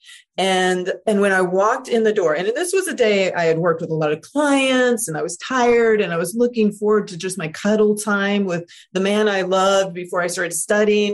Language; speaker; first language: English; native; English